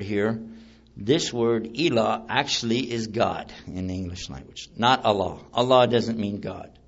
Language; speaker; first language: English; native; English